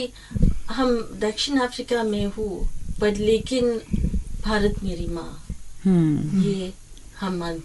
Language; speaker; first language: Hindi; early bilingual, heritage; English